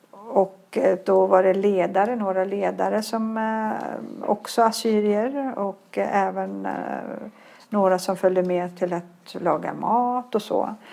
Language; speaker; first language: Swedish; early bilingual, other home language; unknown